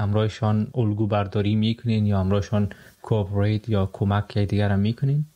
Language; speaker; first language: Persian; native; Persian